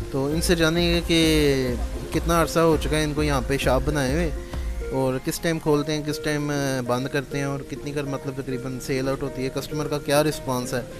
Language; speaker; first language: Hindi; non-native, local second language; Punjabi